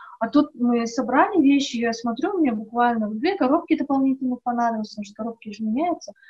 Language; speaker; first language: Russian; native; Russian